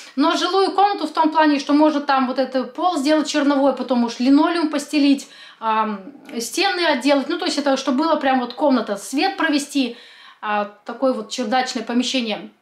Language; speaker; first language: Russian; native; Russian